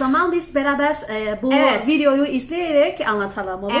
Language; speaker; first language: Turkish; non-native, fluent; Chinese